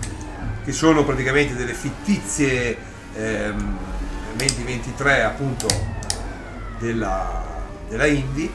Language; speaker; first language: Italian; native; Italian